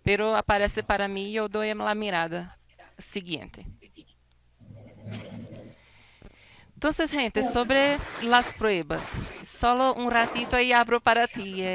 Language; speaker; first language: Spanish; non-native, fluent; Portuguese